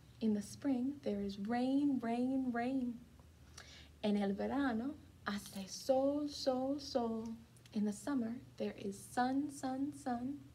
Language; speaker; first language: English; native; English